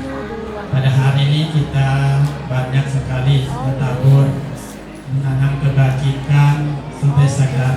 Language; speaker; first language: Indonesian; non-native, learner; Thai